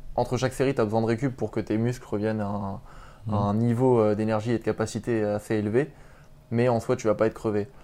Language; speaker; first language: French; native; French